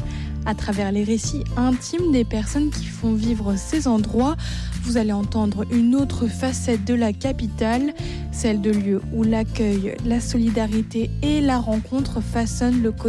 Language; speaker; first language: French; native; French